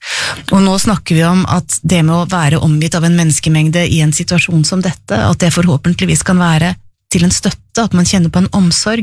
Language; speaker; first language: Norwegian; native; Norwegian